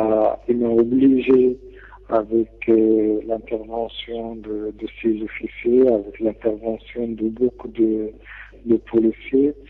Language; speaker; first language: French; non-native, local second language; Arabic